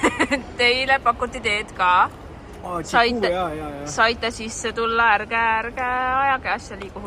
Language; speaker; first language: Estonian; native; Estonian